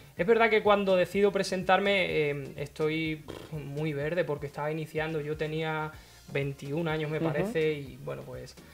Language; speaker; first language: Spanish; native; Spanish